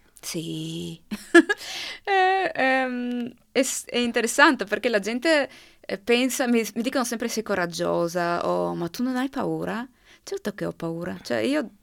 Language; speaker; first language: Italian; non-native, local second language; Slovenian